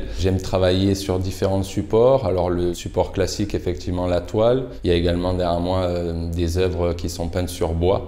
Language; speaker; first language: French; native; French